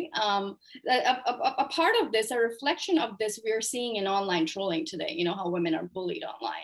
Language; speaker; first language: English; non-native, local second language; Urdu